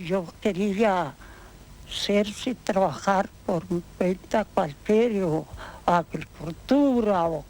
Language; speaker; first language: Spanish; non-native, learner; Ukrainian